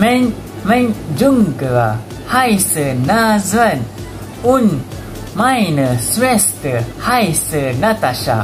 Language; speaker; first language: German; non-native, learner; Malay